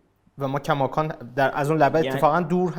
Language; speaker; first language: Persian; native; Persian